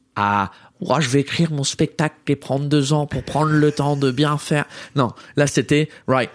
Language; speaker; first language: French; early bilingual, heritage; English